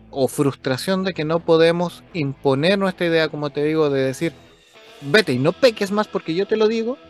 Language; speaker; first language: Spanish; native; Spanish